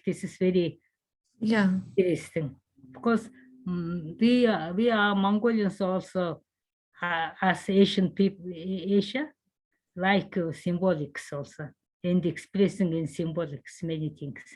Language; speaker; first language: English; non-native, learner; Mongolian